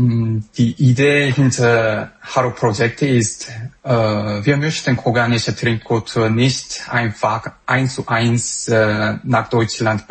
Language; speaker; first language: German; non-native, fluent; Korean